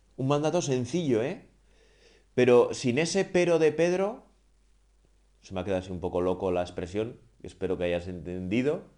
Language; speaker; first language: Spanish; native; Spanish